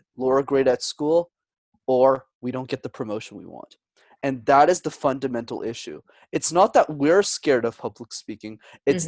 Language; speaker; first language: English; native; English